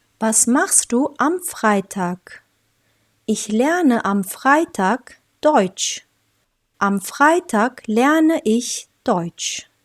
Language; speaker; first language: German; non-native, fluent; Turkish